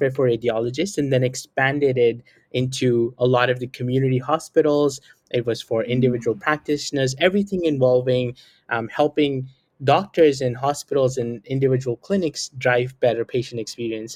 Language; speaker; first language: English; non-native, local second language; Hindi